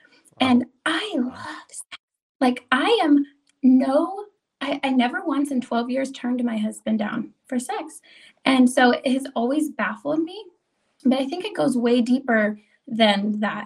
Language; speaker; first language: English; native; English